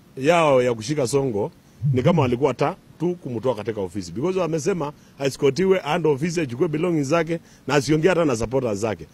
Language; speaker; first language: Swahili; non-native, local second language; Kamba